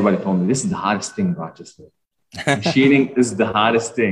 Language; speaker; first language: English; non-native, fluent; Arabic